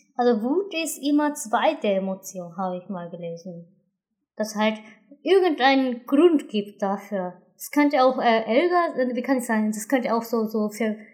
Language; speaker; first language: German; non-native, learner; Japanese